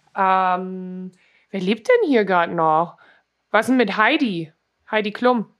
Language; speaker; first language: German; native; German